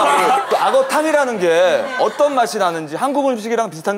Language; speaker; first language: Korean; native; Korean